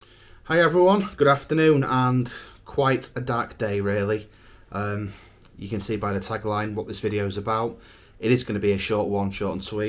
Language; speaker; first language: English; native; English